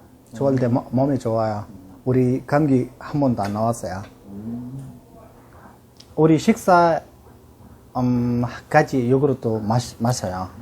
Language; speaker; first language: Korean; non-native, learner; Urdu